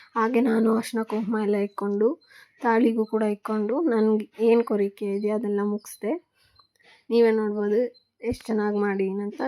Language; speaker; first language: Kannada; non-native, local second language; Telugu